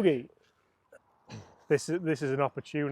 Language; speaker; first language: English; native; English